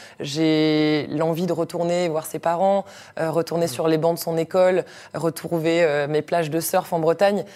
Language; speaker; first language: French; native; French